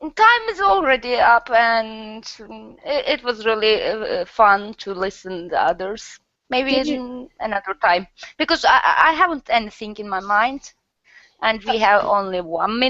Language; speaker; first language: English; non-native, learner; Turkish